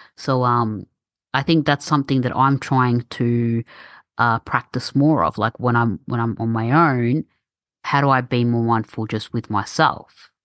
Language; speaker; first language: English; native; English